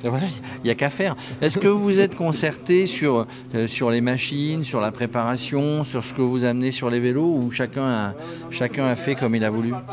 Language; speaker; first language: French; native; French